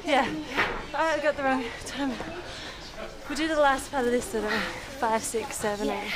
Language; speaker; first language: English; early bilingual, other home language; German